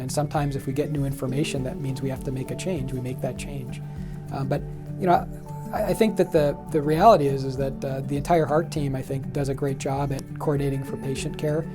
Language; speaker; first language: English; native; English